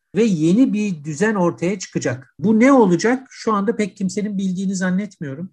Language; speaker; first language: Turkish; native; Turkish